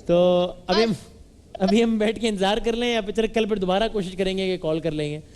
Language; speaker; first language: Urdu; native; Urdu